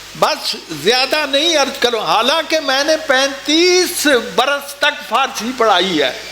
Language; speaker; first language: Urdu; non-native, local second language; Punjabi